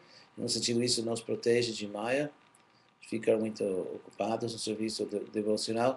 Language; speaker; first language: Portuguese; non-native, fluent; English